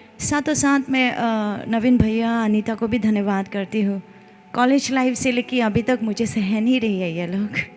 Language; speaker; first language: Hindi; non-native, local second language; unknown